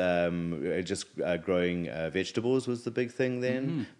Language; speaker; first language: English; native; English